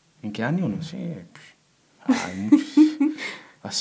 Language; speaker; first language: Spanish; non-native, learner; Berber languages